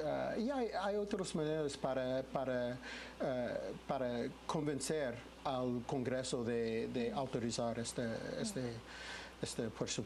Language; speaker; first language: Spanish; non-native, fluent; English